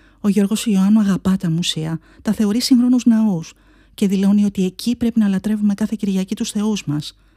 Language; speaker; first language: Greek; native; Greek